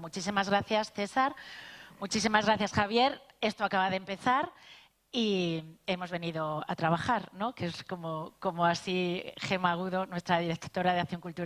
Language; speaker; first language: Spanish; native; Spanish